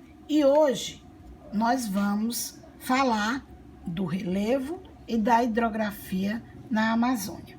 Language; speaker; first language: Portuguese; native; Portuguese